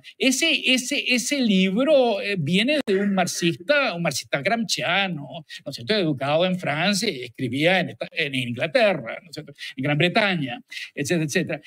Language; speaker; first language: Spanish; native; Spanish